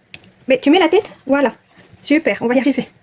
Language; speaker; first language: French; native; French